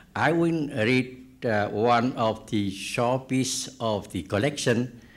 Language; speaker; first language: English; non-native, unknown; Vietnamese